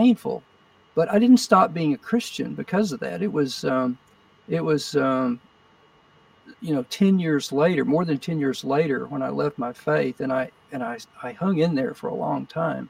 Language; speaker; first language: English; native; English